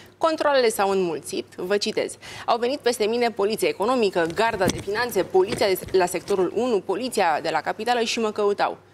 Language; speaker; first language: Romanian; native; Romanian